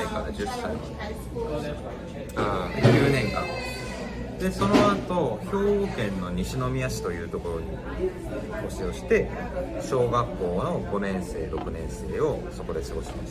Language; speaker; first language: Japanese; native; Japanese